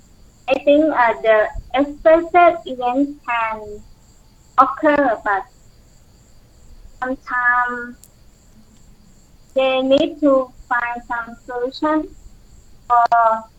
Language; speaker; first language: English; non-native, learner; Thai